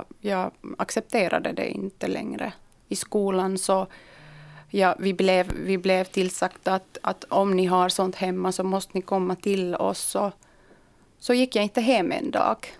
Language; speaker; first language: Swedish; early bilingual, other home language; Kurdish